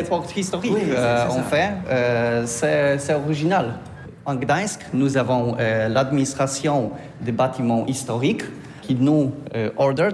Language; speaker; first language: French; non-native, learner; Polish